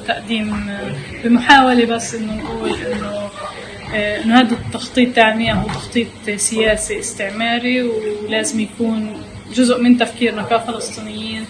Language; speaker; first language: Arabic; native; Arabic